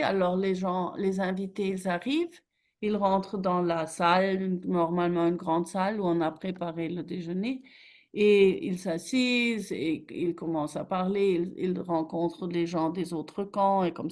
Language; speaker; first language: French; non-native, fluent; German